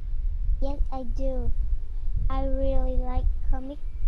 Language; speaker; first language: English; non-native, learner; Vietnamese